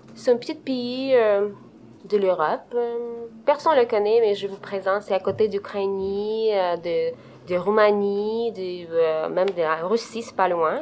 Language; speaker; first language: French; non-native, fluent; Romanian